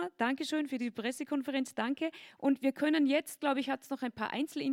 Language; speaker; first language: German; native; German